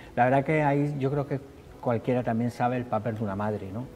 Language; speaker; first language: Spanish; native; Spanish